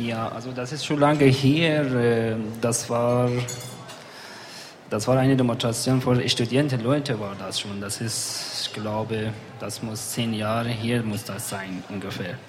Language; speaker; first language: German; non-native, learner; Persian